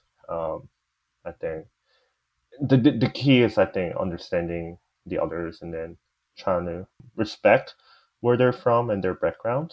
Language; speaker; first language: English; native; English